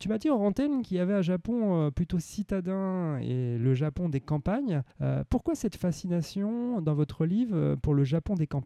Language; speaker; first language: French; native; French